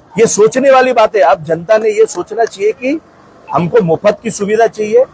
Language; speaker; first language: Hindi; non-native, local second language; Marathi